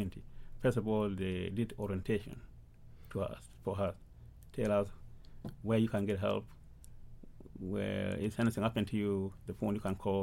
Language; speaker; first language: English; early bilingual, other home language; Arabic